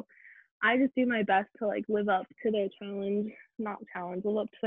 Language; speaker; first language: English; native; English